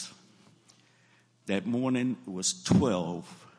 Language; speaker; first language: English; native; English